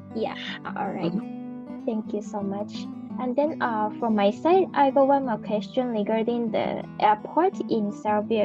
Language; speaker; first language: English; non-native, fluent; Japanese